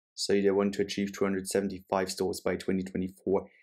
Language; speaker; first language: English; non-native, fluent; German